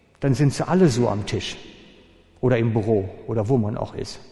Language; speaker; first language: German; native; German